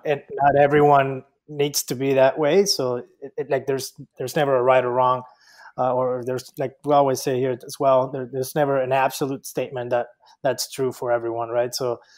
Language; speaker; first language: English; non-native, fluent; Spanish